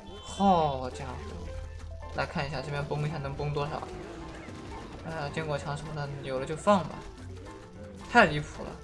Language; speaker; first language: Chinese; native; Chinese